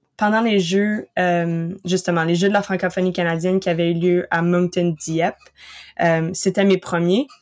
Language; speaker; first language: French; native; French